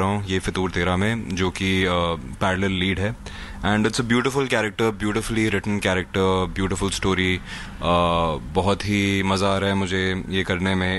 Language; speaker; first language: Hindi; native; Hindi